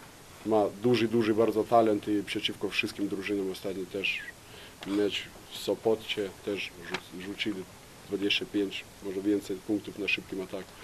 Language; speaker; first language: Polish; non-native, fluent; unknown